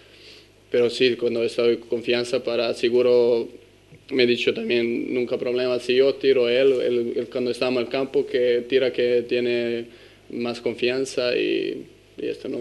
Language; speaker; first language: Spanish; non-native, learner; Serbian